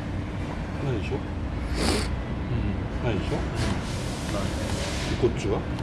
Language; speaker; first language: Japanese; native; Japanese